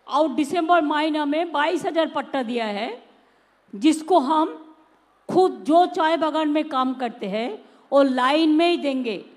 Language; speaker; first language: Hindi; non-native, local second language; Bangla